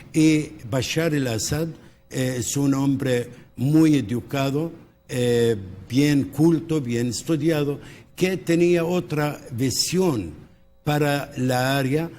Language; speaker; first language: Spanish; early bilingual, heritage; Spanish